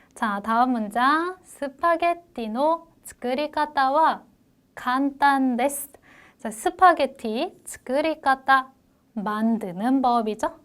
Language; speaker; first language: Korean; native; Korean